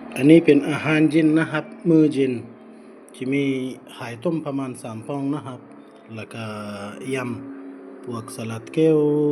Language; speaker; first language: Thai; native; Thai